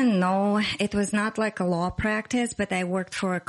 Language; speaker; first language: English; non-native, fluent; Russian